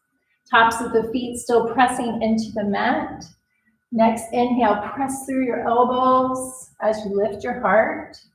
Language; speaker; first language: English; native; English